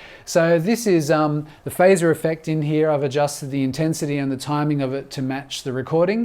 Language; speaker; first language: English; native; English